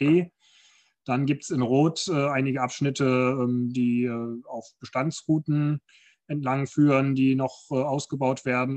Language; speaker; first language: German; native; German